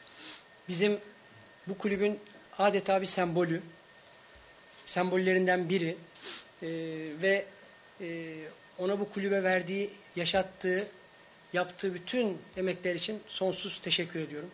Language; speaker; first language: Turkish; native; Turkish